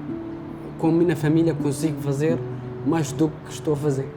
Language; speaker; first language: Portuguese; non-native, learner; Arabic